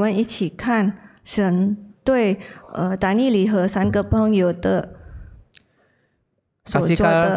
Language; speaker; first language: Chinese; non-native, learner; Indonesian